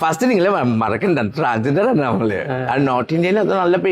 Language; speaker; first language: Malayalam; non-native, local second language; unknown